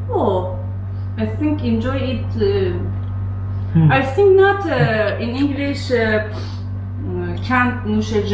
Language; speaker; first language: English; non-native, learner; Persian